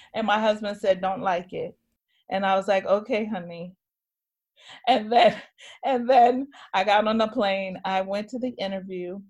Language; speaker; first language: English; native; English